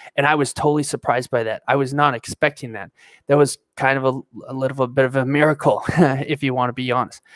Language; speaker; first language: English; native; English